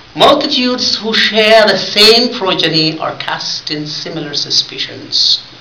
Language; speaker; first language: English; non-native, fluent; Tigrinya